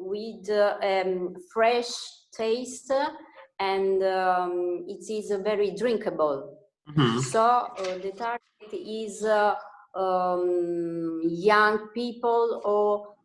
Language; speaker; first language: English; non-native, learner; Italian